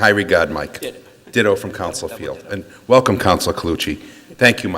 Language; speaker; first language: English; native; English